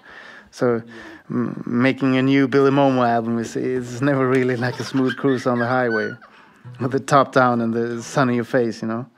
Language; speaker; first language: English; non-native, fluent; Swedish